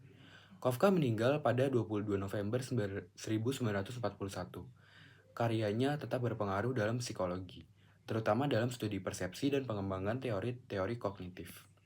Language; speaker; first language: Indonesian; native; Indonesian